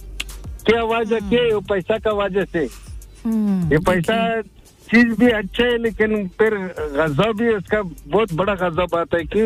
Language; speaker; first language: Hindi; non-native, local second language; Pashto